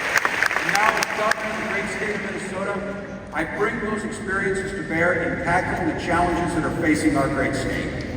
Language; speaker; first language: English; native; English